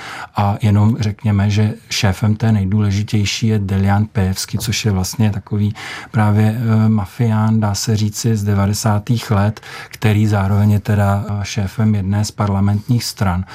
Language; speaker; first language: Czech; native; Czech